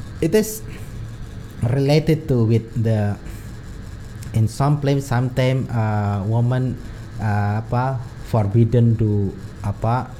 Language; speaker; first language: English; non-native, learner; Indonesian